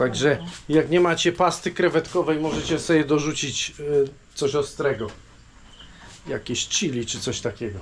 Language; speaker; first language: Polish; native; Polish